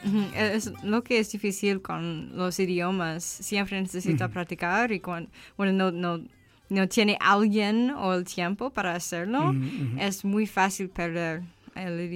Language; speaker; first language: Spanish; non-native, learner; English